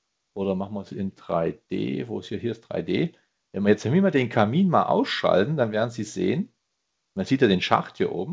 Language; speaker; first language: German; native; German